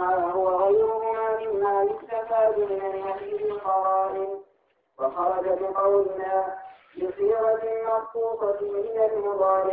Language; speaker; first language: Arabic; native; Arabic